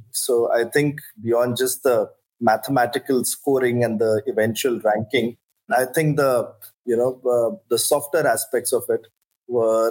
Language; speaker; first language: English; non-native, local second language; Hindi